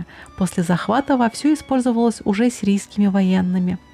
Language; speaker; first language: Russian; native; Russian